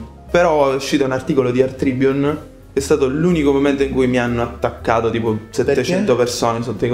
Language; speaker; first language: Italian; native; Italian